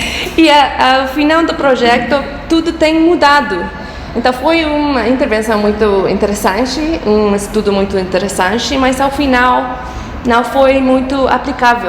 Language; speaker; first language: Portuguese; non-native, fluent; English